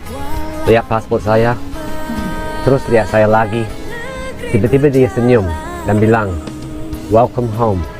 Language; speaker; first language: Indonesian; non-native, fluent; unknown